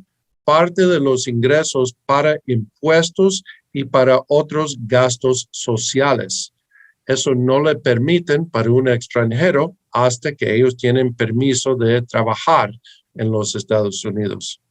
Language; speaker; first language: Spanish; early bilingual, heritage; English